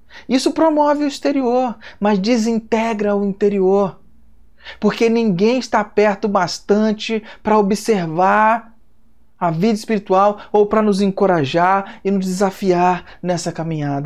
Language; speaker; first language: Portuguese; native; Portuguese